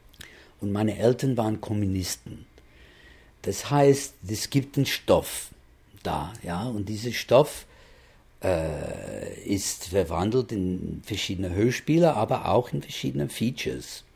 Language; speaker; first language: German; non-native, fluent; English